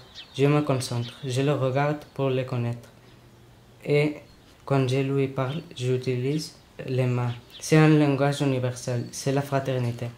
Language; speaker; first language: French; non-native, learner; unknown